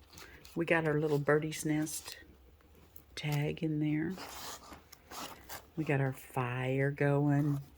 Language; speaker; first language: English; native; English